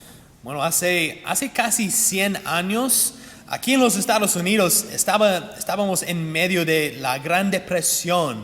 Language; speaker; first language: Spanish; non-native, fluent; English